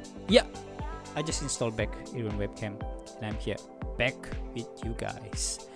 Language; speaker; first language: English; non-native, local second language; Malay